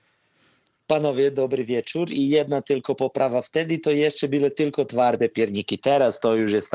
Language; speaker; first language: Polish; non-native, fluent; Serbian